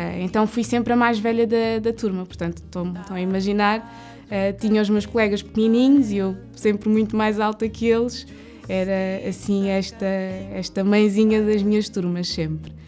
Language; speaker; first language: Portuguese; early bilingual, other home language; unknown